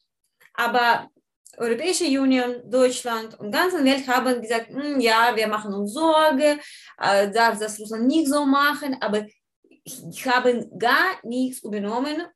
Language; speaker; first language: German; non-native, learner; Ukrainian